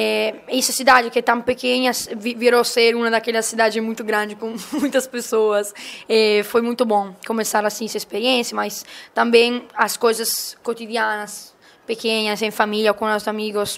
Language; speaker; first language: Portuguese; non-native, learner; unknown